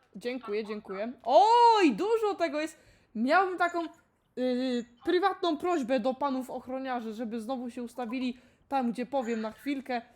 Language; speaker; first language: Polish; native; Polish